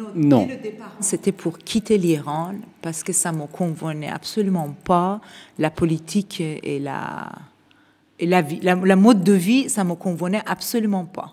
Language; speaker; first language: French; non-native, fluent; Persian